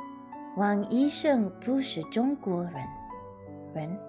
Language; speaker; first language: Chinese; non-native, learner; English